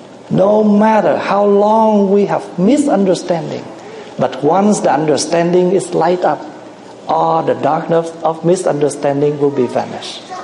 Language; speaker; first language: English; non-native, fluent; Vietnamese